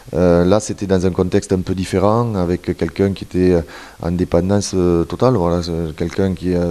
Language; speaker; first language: French; native; French